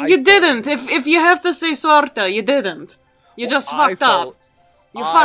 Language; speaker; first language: English; native; English